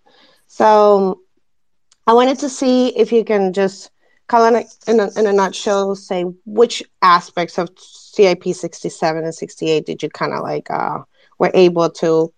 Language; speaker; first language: English; non-native, fluent; Spanish